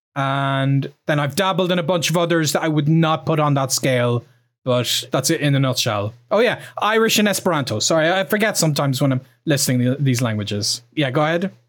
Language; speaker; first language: English; native; English